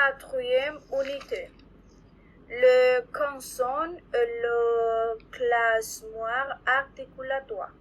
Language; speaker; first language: French; non-native, learner; Spanish